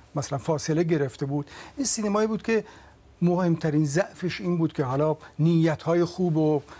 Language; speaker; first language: Persian; native; Persian